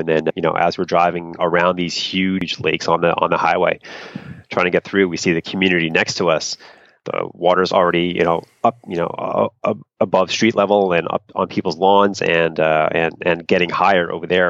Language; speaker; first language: English; native; English